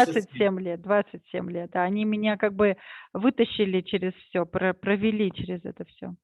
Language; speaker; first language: Russian; native; Russian